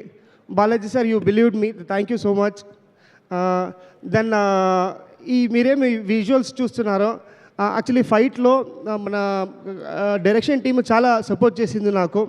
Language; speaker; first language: Telugu; non-native, learner; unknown